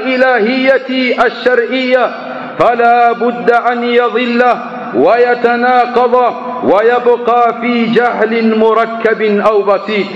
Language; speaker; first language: Arabic; non-native, fluent; Swahili